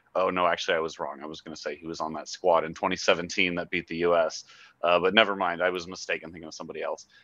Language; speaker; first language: English; native; English